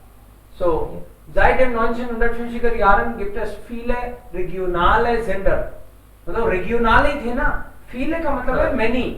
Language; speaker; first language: German; non-native, fluent; Hindi